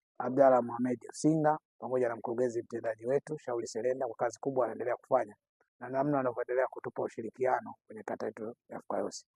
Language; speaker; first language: Swahili; native; Swahili